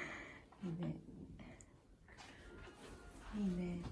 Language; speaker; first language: Japanese; non-native, learner; Filipino